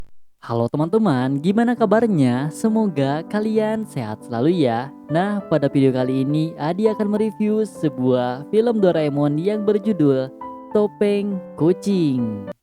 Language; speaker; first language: Indonesian; native; Indonesian